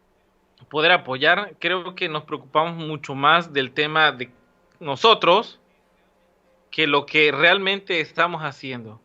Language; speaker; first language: Spanish; native; Spanish